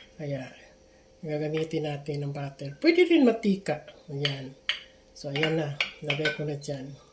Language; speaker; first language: Filipino; non-native, local second language; Cebuano